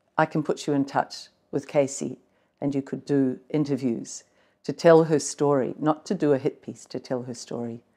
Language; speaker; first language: English; native; English